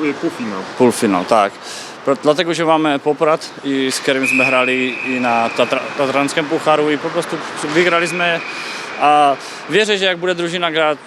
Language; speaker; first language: Polish; non-native, learner; Czech